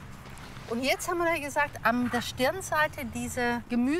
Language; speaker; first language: German; native; German